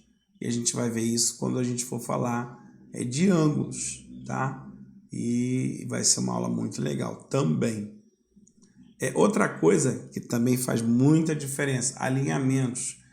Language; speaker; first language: Portuguese; native; Portuguese